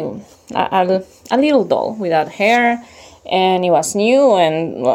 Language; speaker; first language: English; non-native, fluent; Spanish